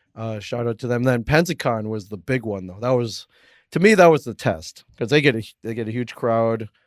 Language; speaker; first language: English; native; English